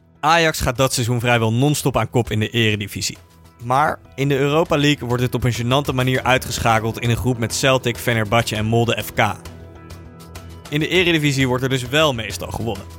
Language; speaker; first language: Dutch; native; Dutch